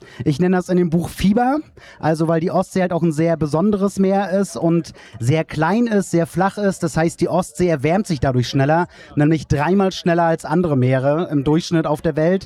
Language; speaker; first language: German; native; German